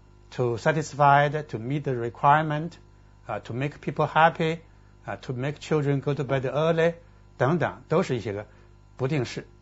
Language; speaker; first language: English; non-native, fluent; Chinese